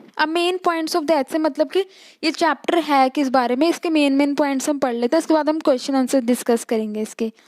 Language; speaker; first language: Hindi; native; Hindi